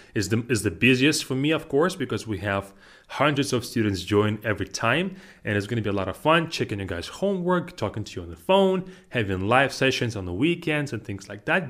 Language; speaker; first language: English; non-native, fluent; Russian